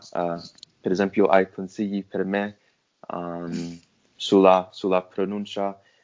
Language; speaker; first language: Italian; non-native, learner; English